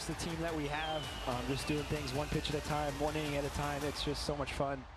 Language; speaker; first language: English; native; English